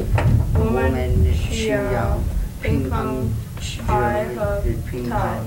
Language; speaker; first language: Chinese; non-native, learner; English